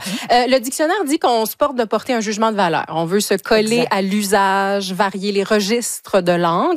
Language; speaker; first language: French; native; French